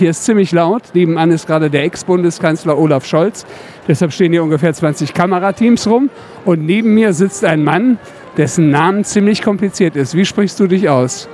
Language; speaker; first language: German; native; German